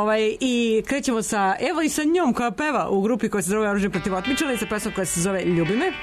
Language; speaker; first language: Serbian; native; Serbian